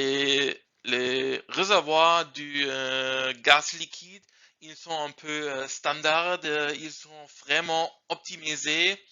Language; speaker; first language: French; non-native, learner; German